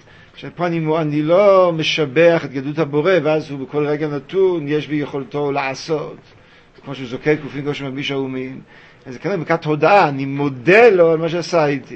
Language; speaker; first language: Hebrew; native; Hebrew